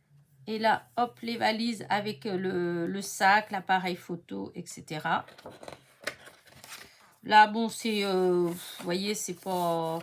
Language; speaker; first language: French; native; French